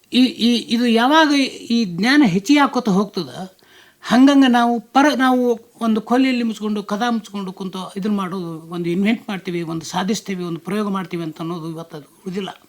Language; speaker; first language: Kannada; native; Kannada